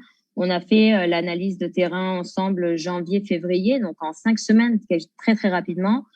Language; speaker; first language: French; native; French